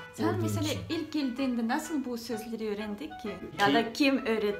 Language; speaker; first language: Turkish; non-native, fluent; Russian